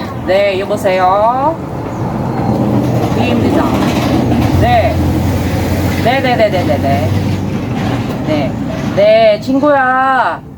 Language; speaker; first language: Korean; non-native, learner; Filipino